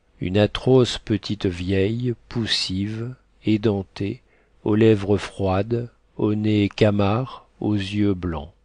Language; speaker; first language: French; native; French